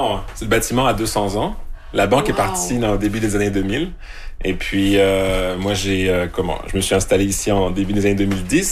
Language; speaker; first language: French; native; French